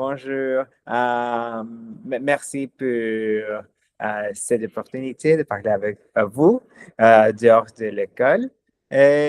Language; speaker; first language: French; non-native, learner; German